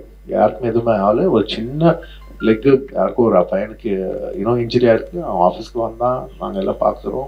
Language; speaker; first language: Tamil; non-native, local second language; Telugu